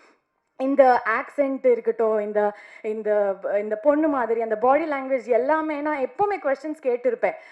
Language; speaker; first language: Tamil; non-native, learner; Kannada